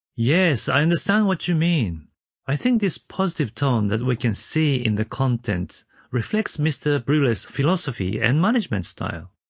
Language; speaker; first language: English; non-native, fluent; Japanese